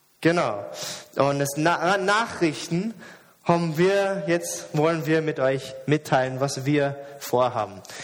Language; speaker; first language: German; non-native, fluent; English